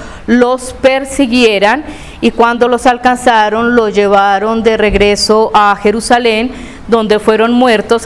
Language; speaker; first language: Spanish; native; Spanish